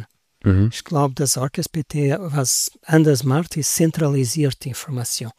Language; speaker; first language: German; non-native, learner; Portuguese